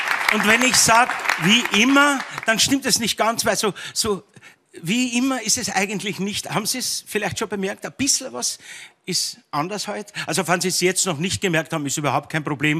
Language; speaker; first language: German; native; German